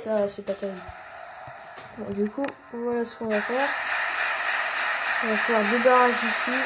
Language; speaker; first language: French; native; French